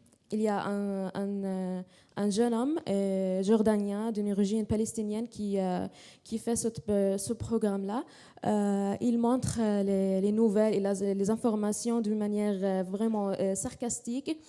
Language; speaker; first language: French; non-native, fluent; Arabic